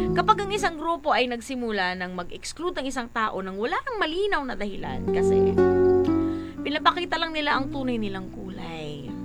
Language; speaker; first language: Filipino; non-native, local second language; Waray